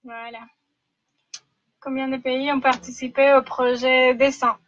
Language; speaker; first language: French; non-native, fluent; Spanish